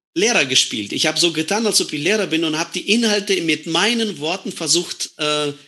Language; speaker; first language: German; non-native, fluent; Estonian